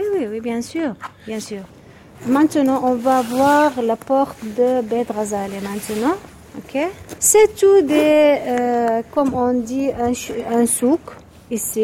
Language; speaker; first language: French; non-native, learner; Arabic